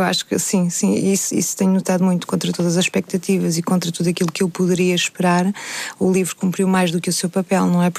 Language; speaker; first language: Portuguese; native; Portuguese